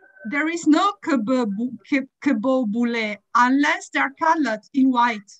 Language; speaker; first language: English; non-native, fluent; German